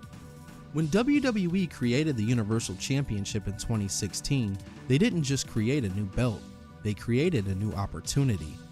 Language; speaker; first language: English; native; English